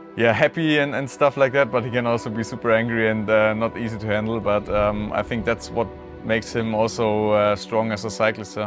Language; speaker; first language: English; non-native, fluent; German